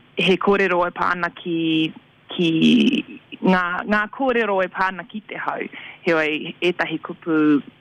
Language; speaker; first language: Māori; non-native, local second language; English